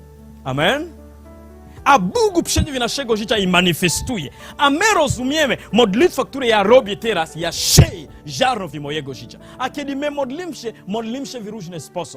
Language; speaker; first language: Polish; non-native, learner; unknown